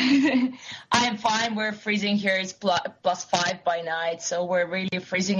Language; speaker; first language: English; non-native, fluent; Russian